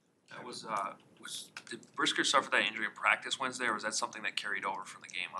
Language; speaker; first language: English; native; English